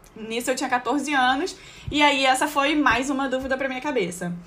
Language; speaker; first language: Portuguese; native; Portuguese